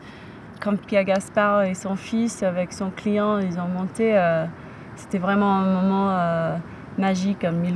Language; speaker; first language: French; non-native, fluent; English